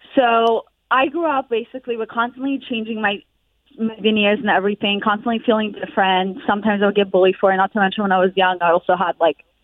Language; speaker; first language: English; non-native, fluent; Hebrew